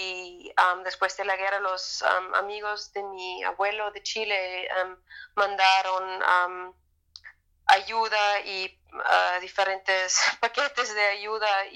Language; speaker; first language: Spanish; non-native, fluent; German